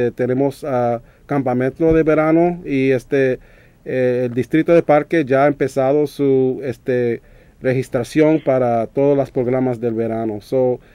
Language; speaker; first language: Spanish; early bilingual, other home language; English